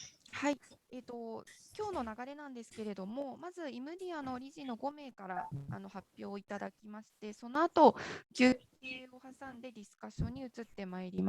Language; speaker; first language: Japanese; native; Japanese